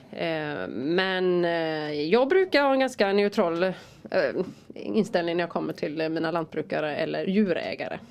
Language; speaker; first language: Swedish; native; Swedish